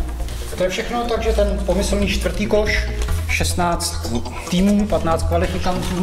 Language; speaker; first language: Czech; native; Czech